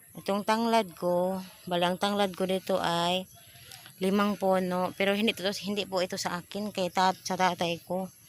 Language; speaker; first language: Filipino; non-native, local second language; Cebuano